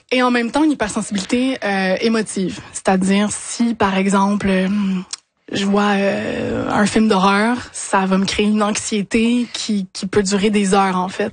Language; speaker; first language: French; native; French